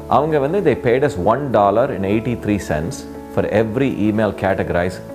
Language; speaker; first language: English; early bilingual, other home language; Tamil